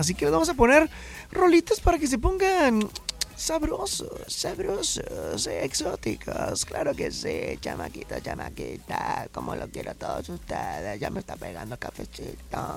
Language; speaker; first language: Spanish; native; Spanish